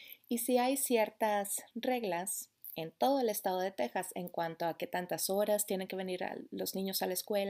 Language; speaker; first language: Spanish; native; Spanish